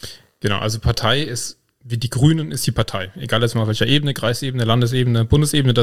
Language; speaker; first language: German; native; German